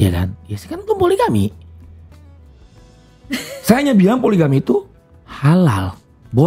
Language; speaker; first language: Indonesian; native; Indonesian